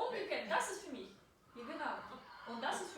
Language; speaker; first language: German; non-native, learner; Russian